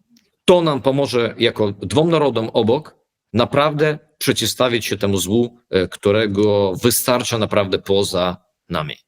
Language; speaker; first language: Polish; early bilingual, heritage; Polish